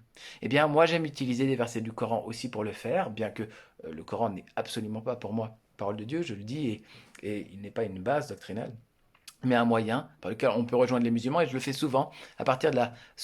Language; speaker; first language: French; native; French